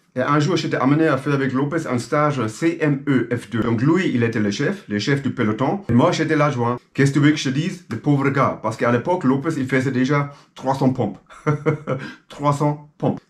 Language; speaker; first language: French; non-native, fluent; German